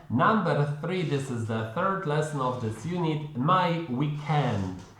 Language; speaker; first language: English; non-native, fluent; Polish